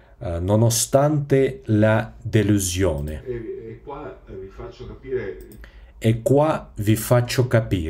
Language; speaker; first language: Italian; non-native, fluent; Russian